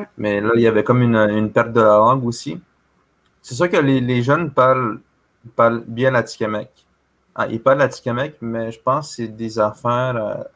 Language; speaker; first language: French; non-native, local second language; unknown